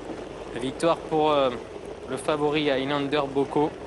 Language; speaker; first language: French; native; French